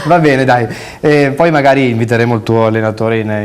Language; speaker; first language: Italian; native; Italian